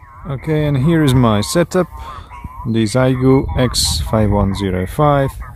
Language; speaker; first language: English; non-native, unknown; Slovak